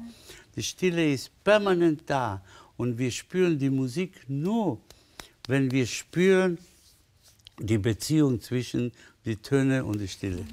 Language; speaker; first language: German; non-native, fluent; Spanish